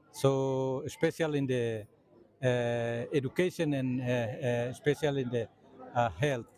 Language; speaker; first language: English; non-native, learner; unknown